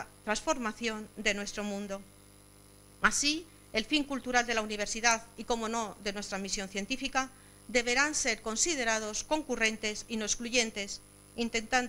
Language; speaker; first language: Spanish; native; Spanish